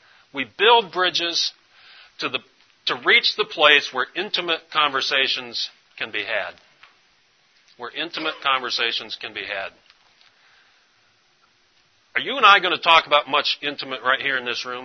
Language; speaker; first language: English; native; English